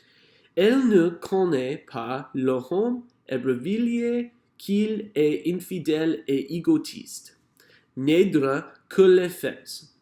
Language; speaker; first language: French; non-native, learner; English